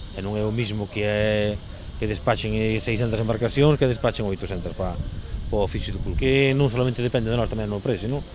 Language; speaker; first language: Galician; native; Galician